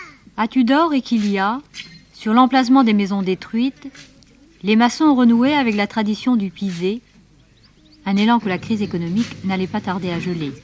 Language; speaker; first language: French; native; French